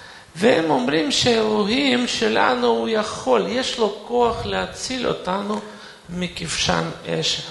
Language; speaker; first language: Hebrew; non-native, fluent; Russian